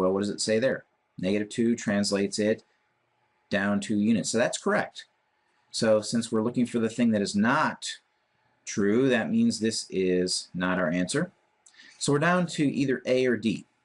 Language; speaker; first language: English; native; English